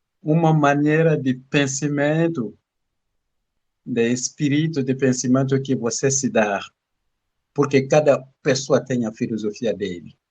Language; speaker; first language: Portuguese; non-native, learner; Bambara